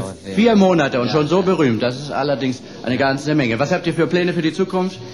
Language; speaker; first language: German; native; German